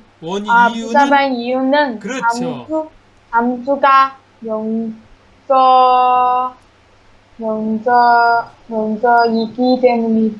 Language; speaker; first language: Korean; non-native, learner; Chinese